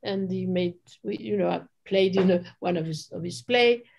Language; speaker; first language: English; non-native, fluent; French